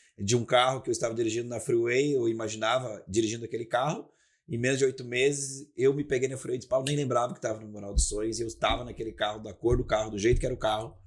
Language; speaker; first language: Portuguese; native; Portuguese